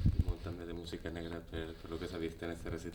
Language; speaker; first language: Catalan; native; Catalan